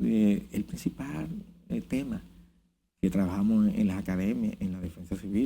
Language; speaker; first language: Spanish; native; Spanish